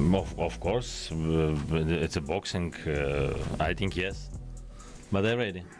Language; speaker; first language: English; non-native, learner; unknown